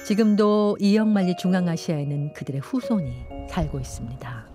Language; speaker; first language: Korean; native; Korean